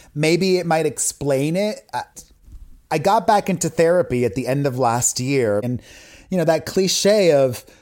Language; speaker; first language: English; native; English